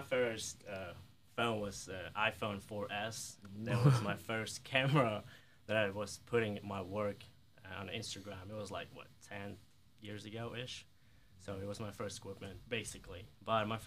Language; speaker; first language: English; non-native, fluent; Ukrainian